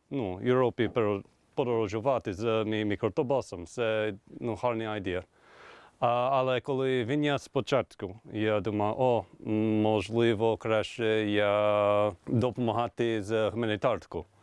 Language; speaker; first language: Ukrainian; non-native, learner; English